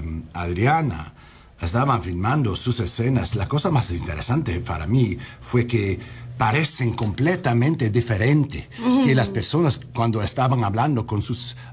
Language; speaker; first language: Spanish; non-native, learner; English